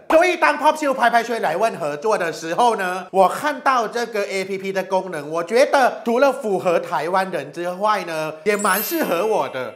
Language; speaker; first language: Chinese; non-native, fluent; Thai